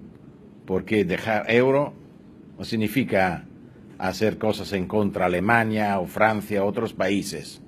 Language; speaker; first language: Spanish; non-native, fluent; Italian